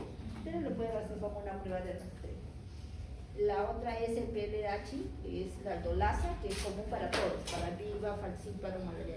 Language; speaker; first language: Spanish; native; Spanish